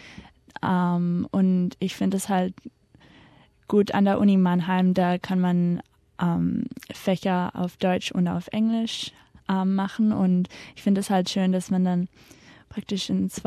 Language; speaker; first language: German; early bilingual, heritage; German